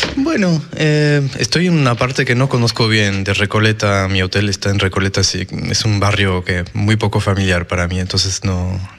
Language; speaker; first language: Spanish; non-native, fluent; French